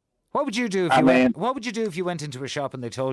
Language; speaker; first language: English; native; English